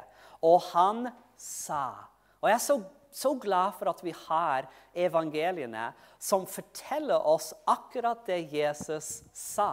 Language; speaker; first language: Norwegian; non-native, fluent; English